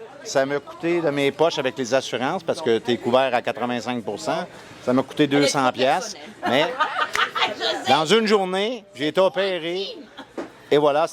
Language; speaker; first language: French; native; French